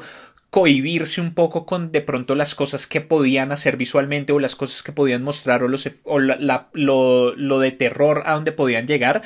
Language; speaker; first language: Spanish; native; Spanish